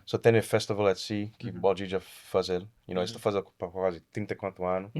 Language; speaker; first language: Portuguese; early bilingual, heritage; Kabuverdianu